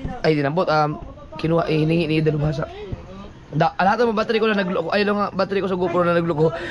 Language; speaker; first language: Filipino; non-native, local second language; Cebuano